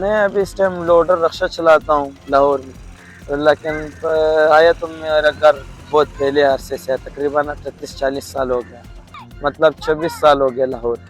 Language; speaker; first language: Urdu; early bilingual, other home language; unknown